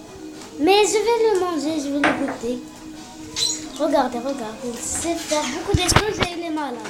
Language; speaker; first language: French; non-native, learner; Arabic